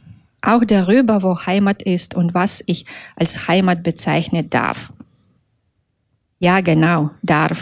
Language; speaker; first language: German; non-native, fluent; Russian